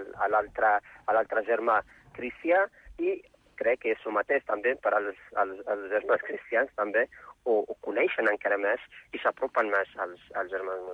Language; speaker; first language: Catalan; non-native, fluent; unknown